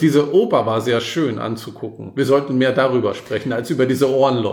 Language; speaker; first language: German; native; German